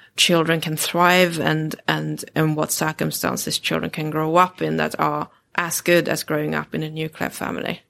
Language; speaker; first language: English; early bilingual, other home language; Swedish